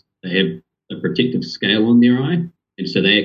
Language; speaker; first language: English; native; English